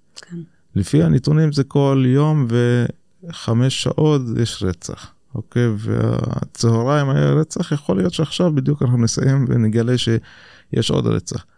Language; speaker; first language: Hebrew; non-native, local second language; Arabic